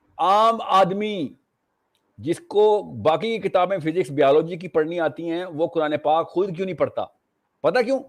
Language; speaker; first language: Urdu; native; Urdu